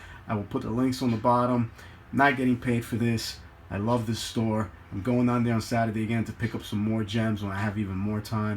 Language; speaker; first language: English; native; English